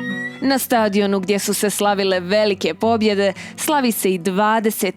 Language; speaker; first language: Bosnian; native; Bosnian